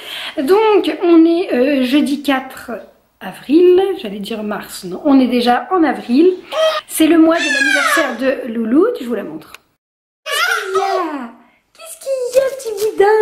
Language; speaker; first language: French; native; French